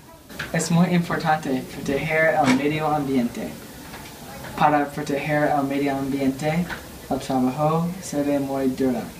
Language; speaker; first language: Spanish; non-native, learner; English